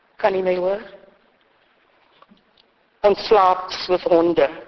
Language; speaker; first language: Dutch; non-native, fluent; Afrikaans